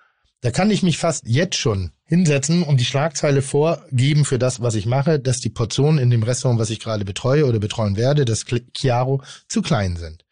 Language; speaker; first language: German; native; German